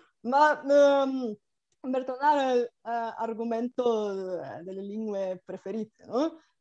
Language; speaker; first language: Italian; non-native, fluent; Bulgarian